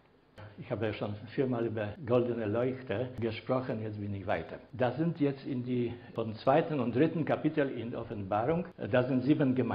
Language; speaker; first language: German; non-native, fluent; Polish